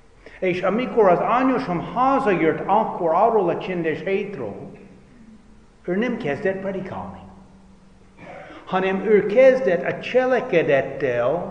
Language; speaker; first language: Hungarian; non-native, fluent; English